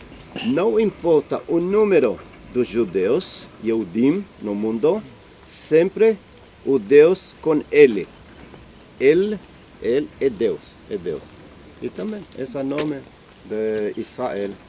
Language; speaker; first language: Portuguese; non-native, learner; Hebrew